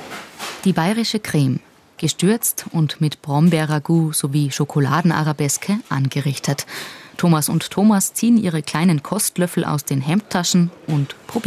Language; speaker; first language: German; native; German